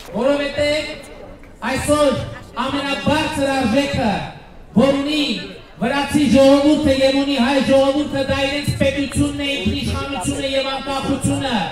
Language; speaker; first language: Armenian; native; Armenian